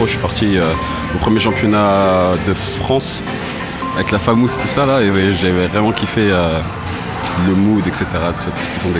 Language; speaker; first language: French; native; French